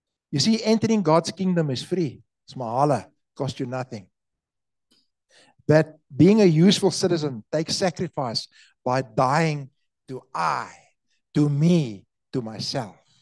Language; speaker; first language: English; non-native, local second language; Afrikaans